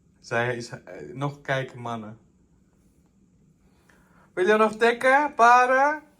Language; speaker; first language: Dutch; non-native, learner; Turkish